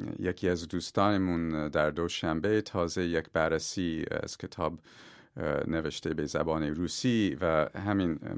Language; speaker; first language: Persian; non-native, fluent; English